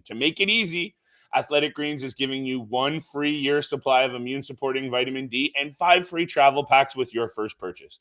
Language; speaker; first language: English; native; English